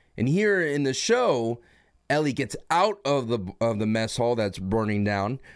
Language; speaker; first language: English; native; English